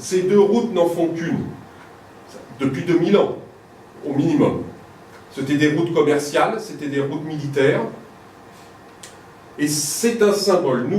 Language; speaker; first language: French; native; French